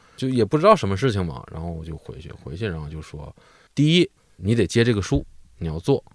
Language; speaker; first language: Chinese; native; Chinese